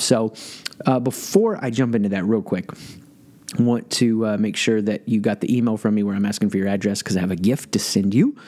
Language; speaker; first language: English; native; English